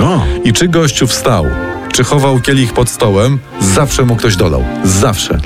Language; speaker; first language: Polish; native; Polish